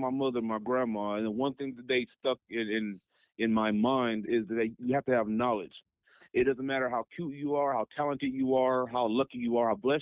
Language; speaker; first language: English; native; English